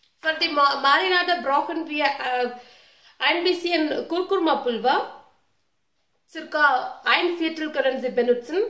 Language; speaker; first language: German; non-native, learner; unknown